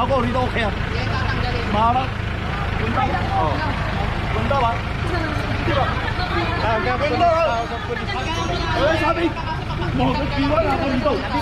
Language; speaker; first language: Filipino; non-native, learner; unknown